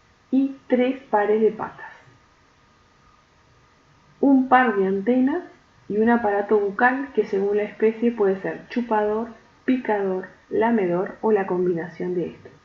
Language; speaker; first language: Spanish; native; Spanish